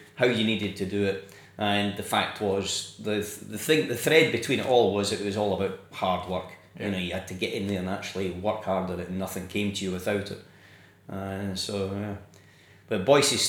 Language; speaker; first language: English; native; English